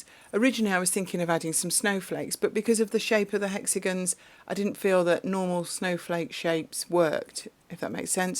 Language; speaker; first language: English; native; English